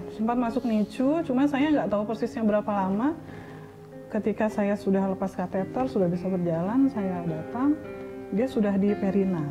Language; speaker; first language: Indonesian; native; Indonesian